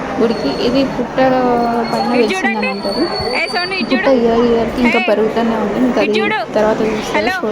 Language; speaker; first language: Telugu; non-native, local second language; Lambadi